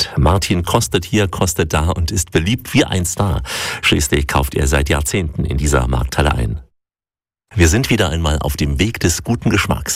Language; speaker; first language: German; native; German